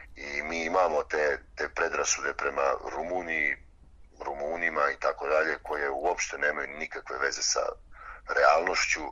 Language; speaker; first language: Serbian; native; Serbian